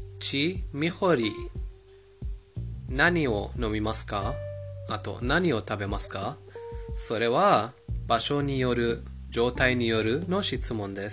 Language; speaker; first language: Japanese; non-native, learner; Persian